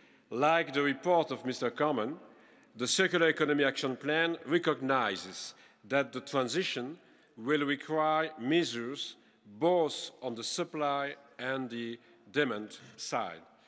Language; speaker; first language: English; non-native, fluent; French